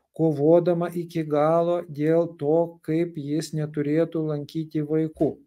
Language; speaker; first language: Lithuanian; non-native, local second language; Russian